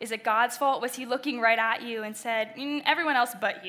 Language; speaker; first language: English; native; English